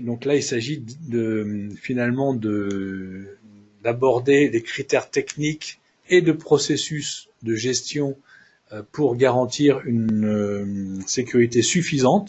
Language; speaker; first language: French; native; French